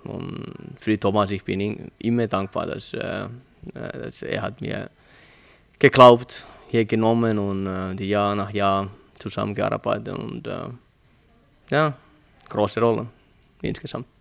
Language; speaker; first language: German; non-native, learner; Finnish